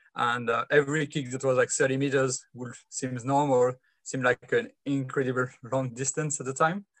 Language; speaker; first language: English; non-native, fluent; French